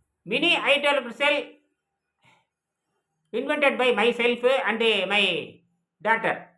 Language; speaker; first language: English; non-native, local second language; Tamil